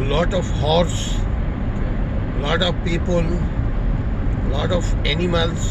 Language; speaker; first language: English; non-native, fluent; Urdu